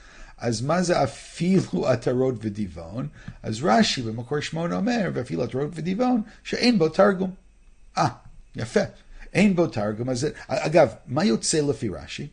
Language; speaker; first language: Hebrew; non-native, fluent; English